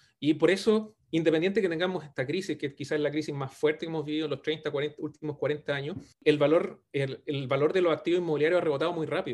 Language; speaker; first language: Spanish; native; Spanish